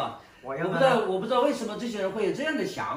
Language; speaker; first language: Chinese; native; Chinese